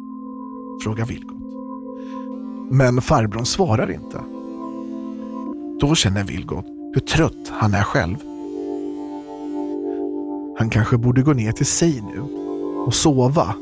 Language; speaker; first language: Swedish; native; Swedish